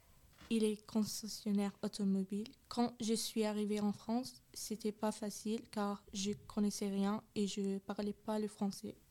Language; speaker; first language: French; early bilingual, other home language; Arabic